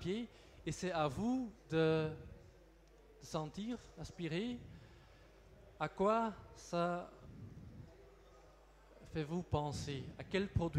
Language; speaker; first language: French; non-native, local second language; Dutch